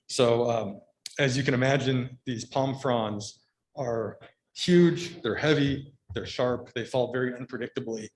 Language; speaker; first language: English; native; English